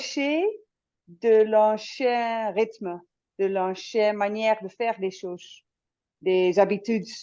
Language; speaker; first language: French; non-native, fluent; Dutch